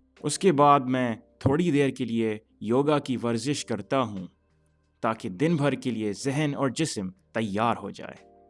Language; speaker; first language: Urdu; early bilingual, heritage; Urdu